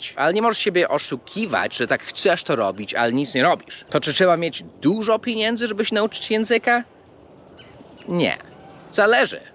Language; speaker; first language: Polish; early bilingual, heritage; English